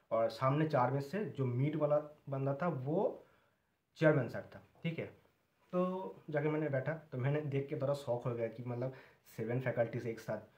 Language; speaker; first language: Hindi; non-native, local second language; Bangla